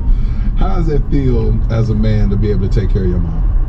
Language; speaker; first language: English; native; English